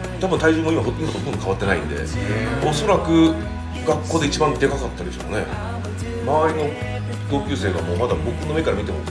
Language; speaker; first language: Japanese; early bilingual, heritage; Japanese